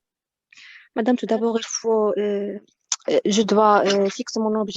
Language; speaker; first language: French; non-native, local second language; Arabic